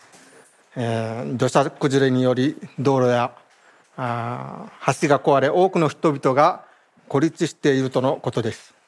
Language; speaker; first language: Japanese; native; Japanese